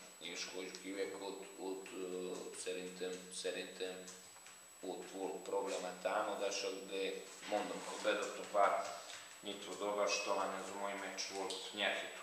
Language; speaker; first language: Hungarian; non-native, learner; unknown